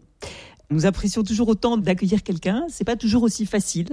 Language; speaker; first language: French; native; French